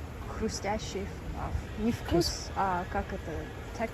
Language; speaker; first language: Russian; early bilingual, heritage; Russian